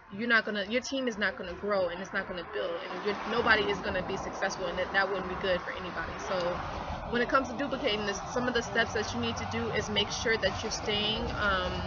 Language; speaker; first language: English; native; English